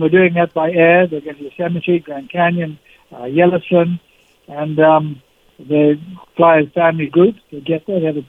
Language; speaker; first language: English; native; English